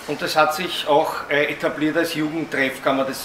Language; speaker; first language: German; native; German